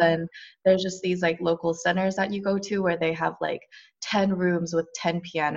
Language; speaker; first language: English; native; English